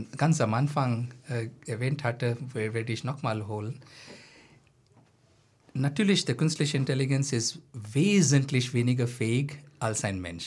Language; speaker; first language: German; non-native, fluent; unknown